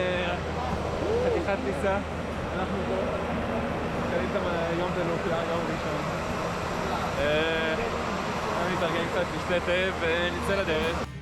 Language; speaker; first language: Hebrew; native; Hebrew